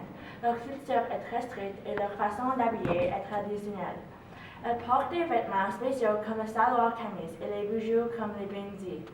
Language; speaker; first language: French; non-native, learner; English